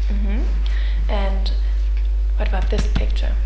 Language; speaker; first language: English; non-native, fluent; German